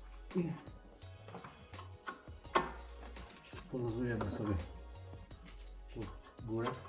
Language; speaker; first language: Polish; native; Polish